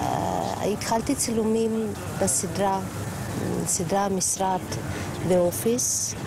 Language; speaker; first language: Hebrew; non-native, fluent; Russian